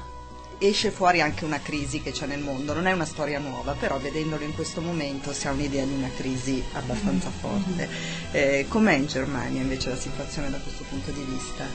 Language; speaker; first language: Italian; native; Italian